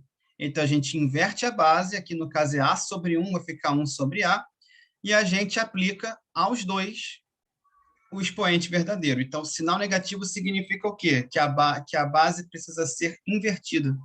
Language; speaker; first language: Portuguese; native; Portuguese